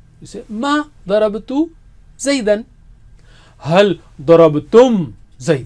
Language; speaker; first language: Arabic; non-native, fluent; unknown